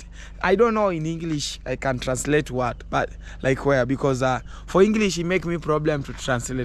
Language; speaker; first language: English; non-native, learner; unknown